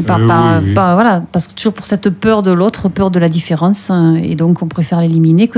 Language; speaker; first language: French; native; French